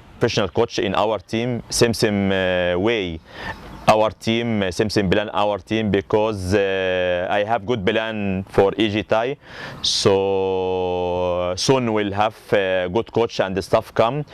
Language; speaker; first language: English; non-native, learner; Arabic